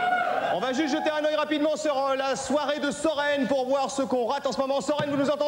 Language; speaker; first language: French; native; French